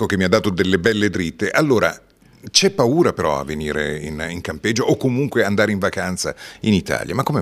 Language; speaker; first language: Italian; native; Italian